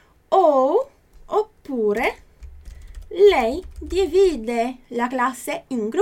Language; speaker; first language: Italian; non-native, fluent; Portuguese